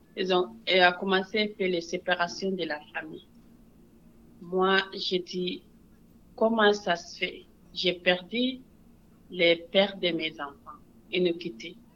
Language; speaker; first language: French; non-native, local second language; Wolof